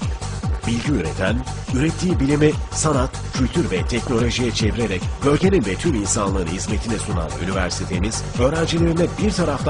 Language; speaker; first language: Turkish; native; Turkish